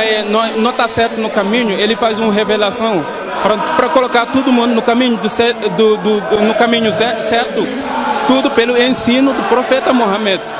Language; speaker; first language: Portuguese; non-native, fluent; Wolof